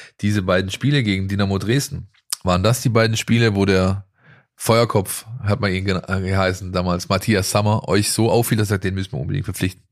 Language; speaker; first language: German; native; German